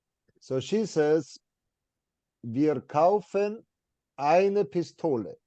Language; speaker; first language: German; non-native, fluent; English